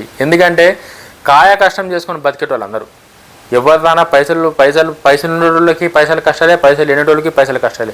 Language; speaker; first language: Telugu; native; Telugu